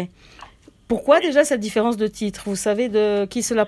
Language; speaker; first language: French; native; French